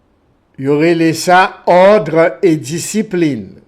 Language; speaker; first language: French; non-native, local second language; Haitian Creole